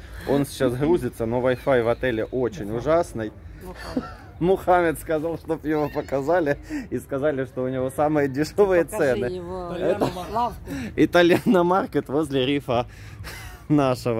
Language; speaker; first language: Russian; native; Russian